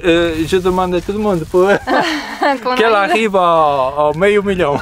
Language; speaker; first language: French; non-native, learner; Portuguese